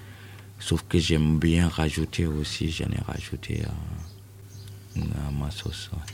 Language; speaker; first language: French; non-native, local second language; Wolof